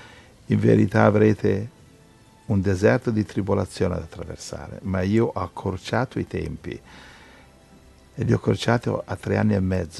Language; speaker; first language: Italian; native; Italian